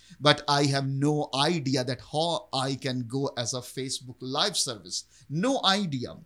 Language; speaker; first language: English; non-native, local second language; Urdu